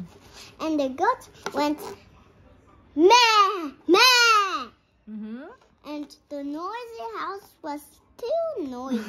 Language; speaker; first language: English; non-native, learner; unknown